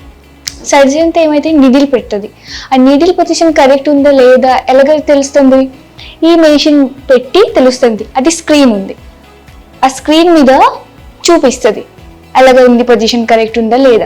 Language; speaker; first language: Telugu; non-native, local second language; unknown